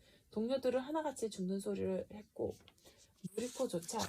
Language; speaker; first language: Korean; native; Korean